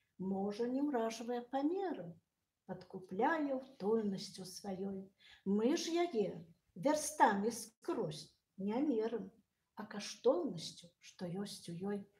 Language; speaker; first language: Belarusian; native; Belarusian